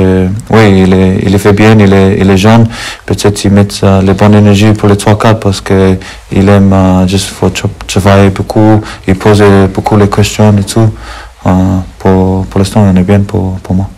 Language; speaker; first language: French; non-native, learner; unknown